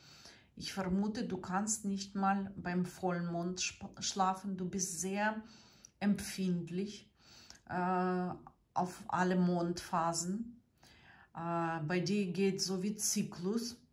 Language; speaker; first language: German; non-native, fluent; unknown